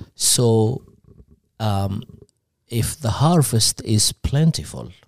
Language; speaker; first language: English; non-native, fluent; Arabic